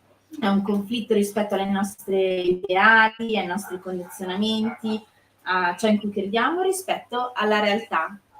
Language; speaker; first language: Italian; native; Italian